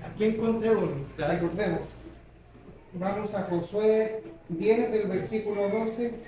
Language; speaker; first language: Spanish; native; Spanish